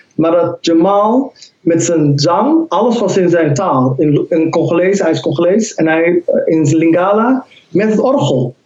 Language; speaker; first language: Dutch; early bilingual, other home language; Somali